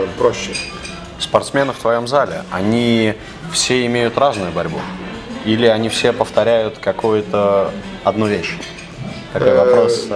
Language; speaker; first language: Russian; native; Russian